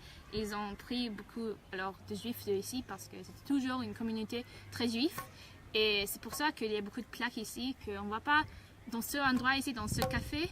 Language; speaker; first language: French; non-native, learner; English